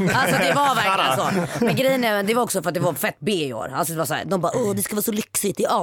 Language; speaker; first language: Swedish; native; Swedish